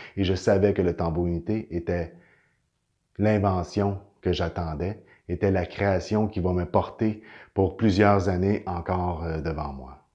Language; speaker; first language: French; native; French